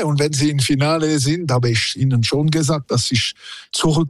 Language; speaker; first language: German; non-native, local second language; French